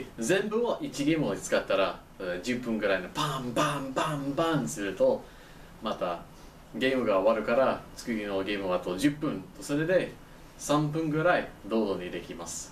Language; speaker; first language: Japanese; non-native, learner; English